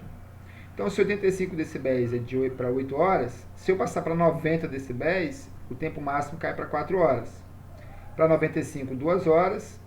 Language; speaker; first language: Portuguese; native; Portuguese